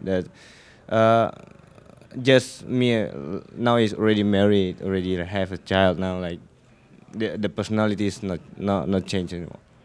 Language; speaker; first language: English; non-native, learner; Indonesian